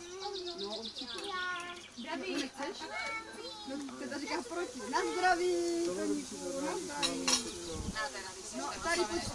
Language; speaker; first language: Czech; native; Czech